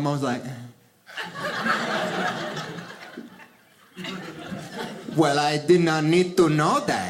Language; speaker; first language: English; early bilingual, other home language; Spanish